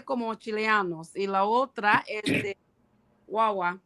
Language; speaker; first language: Spanish; non-native, learner; English